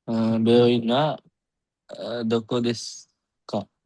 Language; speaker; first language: Japanese; non-native, learner; Sinhala